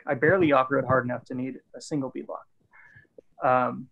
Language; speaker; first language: English; native; English